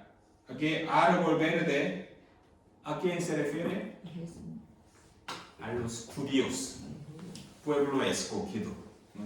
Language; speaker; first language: Spanish; non-native, fluent; Korean